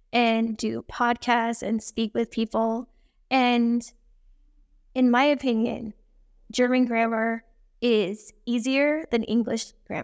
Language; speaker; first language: English; native; English